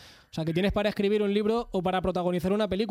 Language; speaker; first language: Spanish; native; Spanish